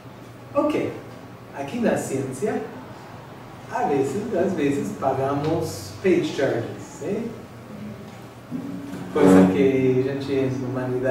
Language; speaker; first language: Spanish; non-native, fluent; English